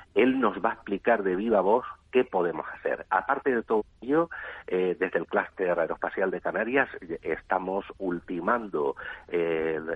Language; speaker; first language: Spanish; native; Spanish